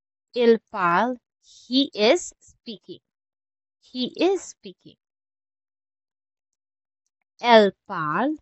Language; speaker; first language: French; non-native, fluent; Filipino